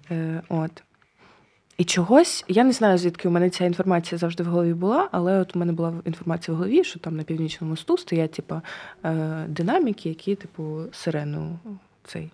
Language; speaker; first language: Ukrainian; native; Ukrainian